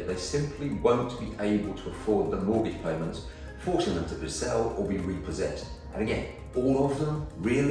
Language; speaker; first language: English; native; English